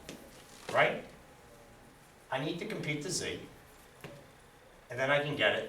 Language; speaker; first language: English; native; English